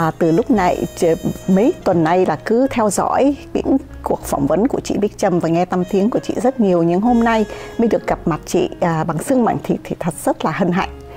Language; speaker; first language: Vietnamese; native; Vietnamese